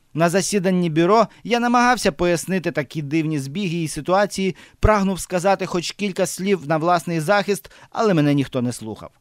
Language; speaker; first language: Ukrainian; native; Ukrainian